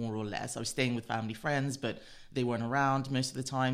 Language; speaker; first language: English; non-native, local second language; Yoruba